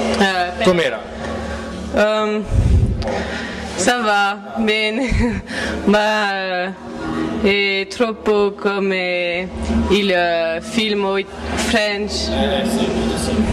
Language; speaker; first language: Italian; non-native, learner; French